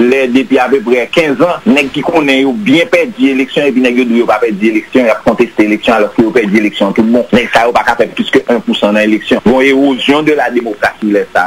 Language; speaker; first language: French; non-native, local second language; Haitian Creole